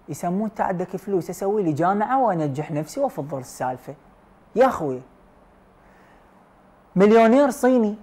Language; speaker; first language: Arabic; native; Arabic